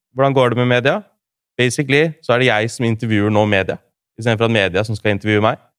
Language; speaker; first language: Norwegian; early bilingual, other home language; Urdu